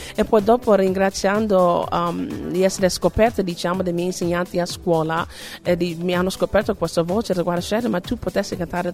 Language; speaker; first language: Italian; non-native, fluent; English